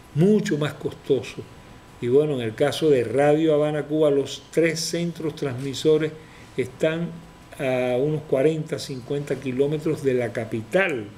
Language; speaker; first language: Spanish; native; Spanish